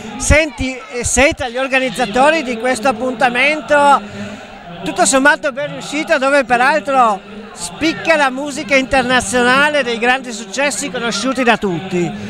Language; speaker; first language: Italian; native; Italian